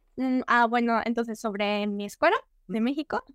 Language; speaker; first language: Spanish; non-native, learner; Japanese